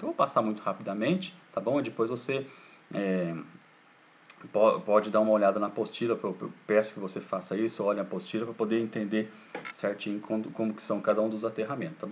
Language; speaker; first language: Portuguese; native; Portuguese